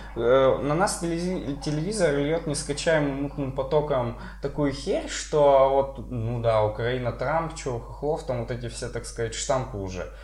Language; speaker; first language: Russian; native; Russian